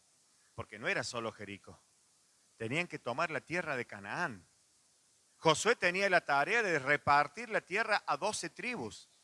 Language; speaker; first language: Spanish; native; Spanish